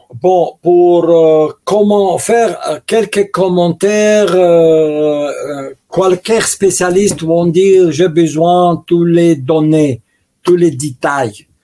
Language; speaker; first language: French; non-native, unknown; Russian